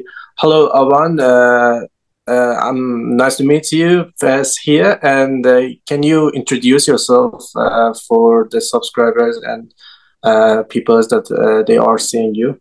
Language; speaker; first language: English; non-native, learner; Persian